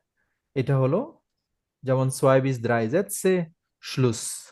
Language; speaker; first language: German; non-native, fluent; Bangla